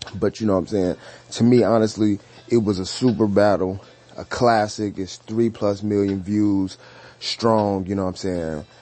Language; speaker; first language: English; native; English